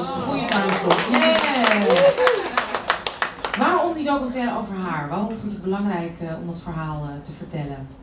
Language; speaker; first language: Dutch; native; Dutch